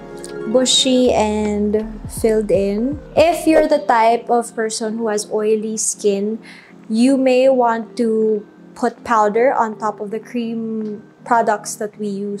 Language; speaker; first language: English; non-native, local second language; Filipino